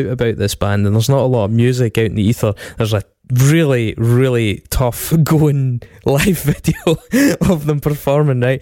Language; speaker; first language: English; native; English